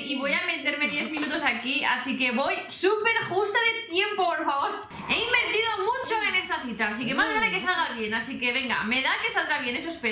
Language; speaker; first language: Spanish; native; Spanish